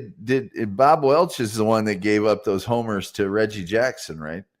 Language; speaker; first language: English; native; English